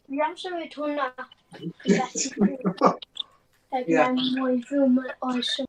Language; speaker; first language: Welsh; non-native, local second language; English